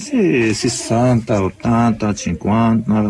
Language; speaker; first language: Italian; non-native, learner; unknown